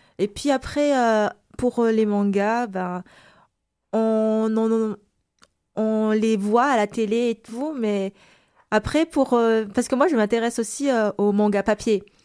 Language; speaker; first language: French; non-native, local second language; Malagasy